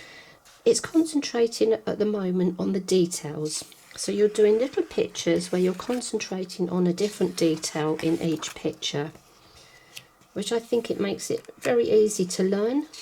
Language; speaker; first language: English; native; English